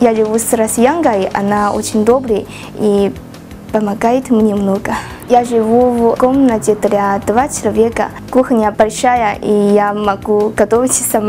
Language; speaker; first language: Russian; non-native, learner; Chinese